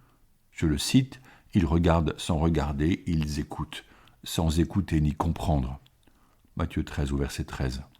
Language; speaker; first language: French; native; French